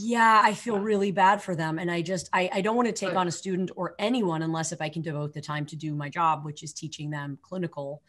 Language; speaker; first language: English; native; English